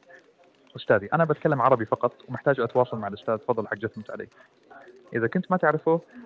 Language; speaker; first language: Arabic; native; Arabic